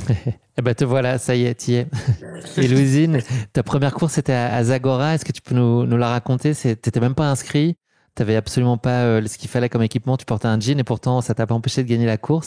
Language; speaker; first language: French; native; French